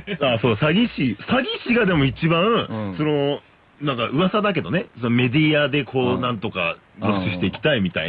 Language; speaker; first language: Japanese; native; Japanese